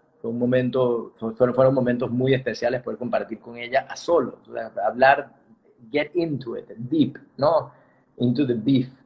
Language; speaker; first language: Spanish; native; Spanish